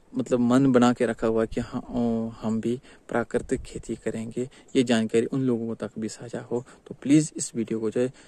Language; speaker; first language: Hindi; native; Hindi